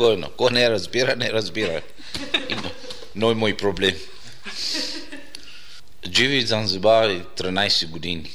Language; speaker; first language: Bulgarian; non-native, learner; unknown